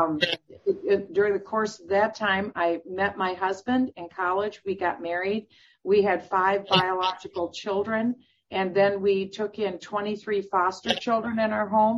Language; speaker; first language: English; native; English